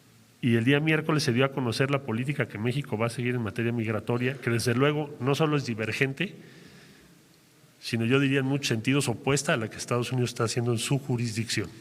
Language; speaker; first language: Spanish; native; Spanish